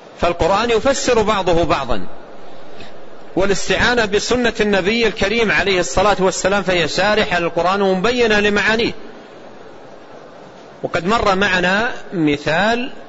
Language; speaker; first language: Arabic; native; Arabic